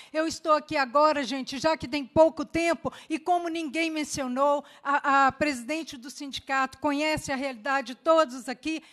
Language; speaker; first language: Portuguese; native; Portuguese